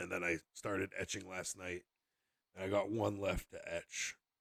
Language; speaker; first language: English; native; English